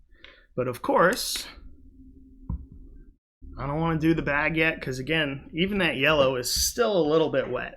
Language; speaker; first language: English; native; English